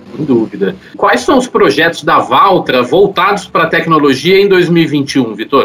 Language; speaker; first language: Portuguese; native; Portuguese